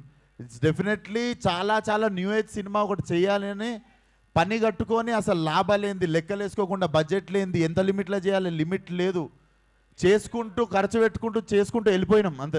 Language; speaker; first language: Telugu; native; Telugu